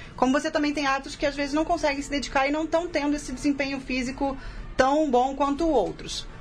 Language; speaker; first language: Portuguese; native; Portuguese